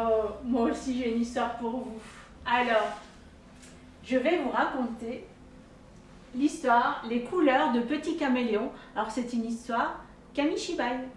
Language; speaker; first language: French; native; French